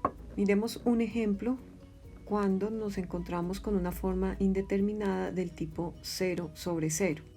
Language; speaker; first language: Spanish; native; Spanish